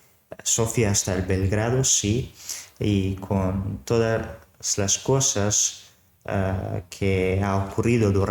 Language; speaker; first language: Spanish; non-native, fluent; Serbian